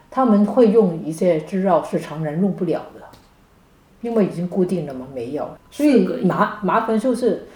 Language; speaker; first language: Chinese; non-native, local second language; Cantonese